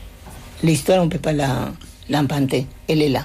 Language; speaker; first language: French; non-native, fluent; Spanish